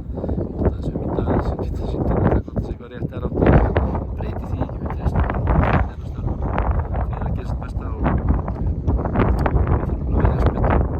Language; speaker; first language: Icelandic; native; Icelandic